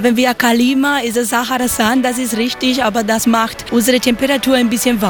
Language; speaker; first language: German; non-native, learner; Spanish